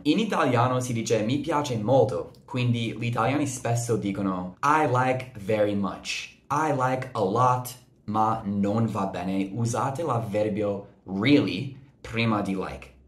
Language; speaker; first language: Italian; non-native, fluent; English